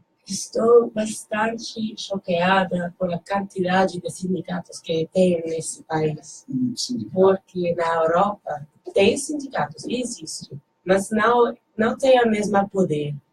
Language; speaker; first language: Portuguese; non-native, learner; Dutch